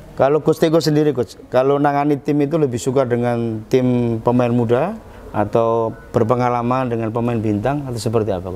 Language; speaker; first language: Indonesian; native; Indonesian